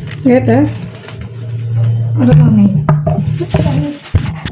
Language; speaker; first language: German; non-native, learner; Indonesian